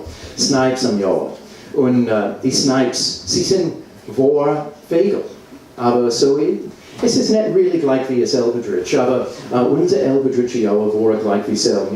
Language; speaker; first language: German; non-native, learner; English